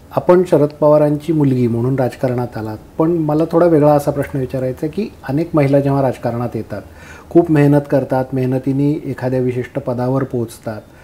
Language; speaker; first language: Marathi; native; Marathi